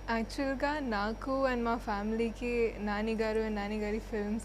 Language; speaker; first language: Telugu; non-native, fluent; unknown